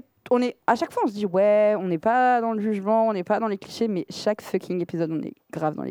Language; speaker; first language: French; native; French